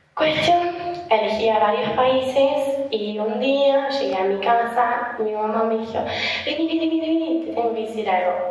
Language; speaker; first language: Spanish; non-native, fluent; German